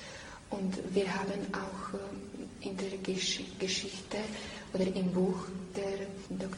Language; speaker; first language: German; non-native, learner; Slovak